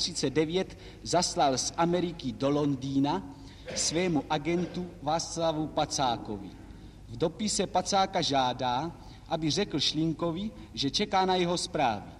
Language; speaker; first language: Czech; native; Czech